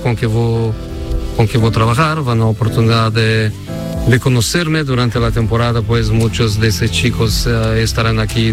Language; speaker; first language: Spanish; non-native, fluent; Portuguese